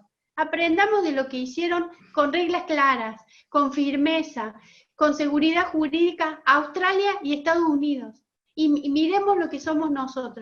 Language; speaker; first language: Spanish; native; Spanish